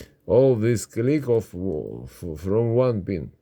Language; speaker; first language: English; non-native, learner; Russian